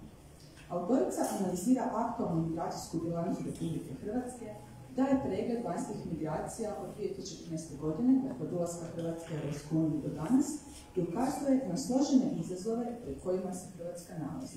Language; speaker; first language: Croatian; native; Croatian